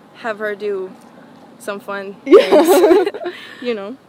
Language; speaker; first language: English; non-native, fluent; Swedish